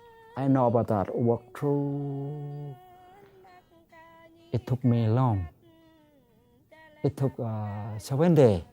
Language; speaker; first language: English; non-native, learner; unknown